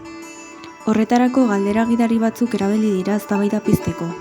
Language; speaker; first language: Basque; native; Basque